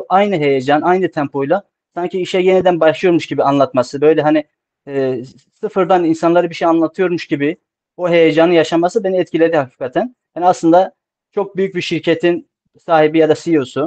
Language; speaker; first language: Turkish; native; Turkish